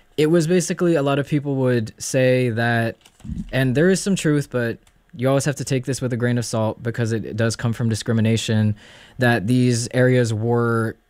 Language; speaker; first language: English; early bilingual, other home language; Spanish